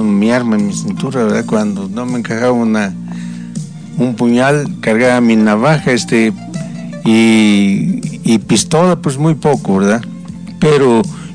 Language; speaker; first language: Spanish; native; Spanish